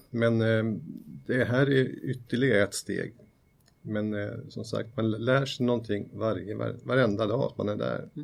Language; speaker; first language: Swedish; native; Swedish